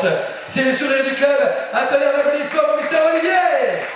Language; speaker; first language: French; native; French